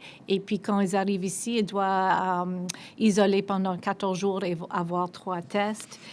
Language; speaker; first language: French; non-native, local second language; English